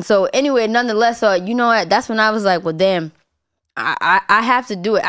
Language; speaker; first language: English; native; English